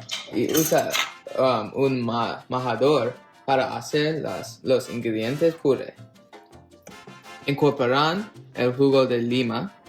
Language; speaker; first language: Spanish; non-native, learner; English